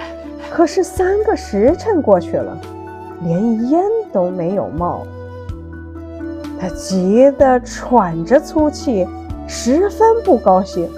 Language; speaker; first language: Chinese; native; Chinese